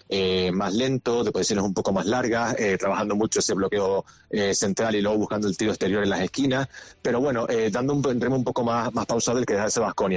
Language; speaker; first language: Spanish; native; Spanish